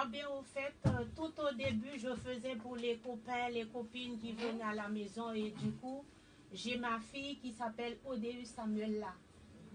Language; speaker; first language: French; native; French